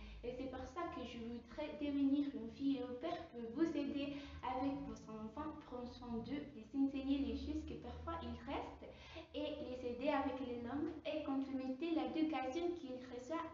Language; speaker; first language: French; non-native, fluent; Spanish